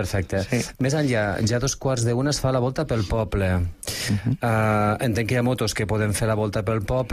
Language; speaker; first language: Catalan; native; Catalan